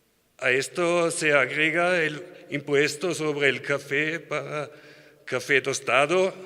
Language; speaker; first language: Spanish; non-native, learner; German